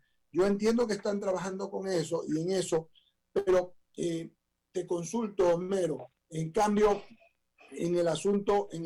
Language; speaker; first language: Spanish; native; Spanish